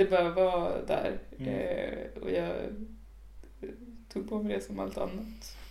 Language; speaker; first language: Swedish; native; Swedish